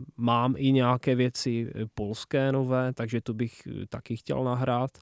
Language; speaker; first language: Czech; non-native, local second language; Polish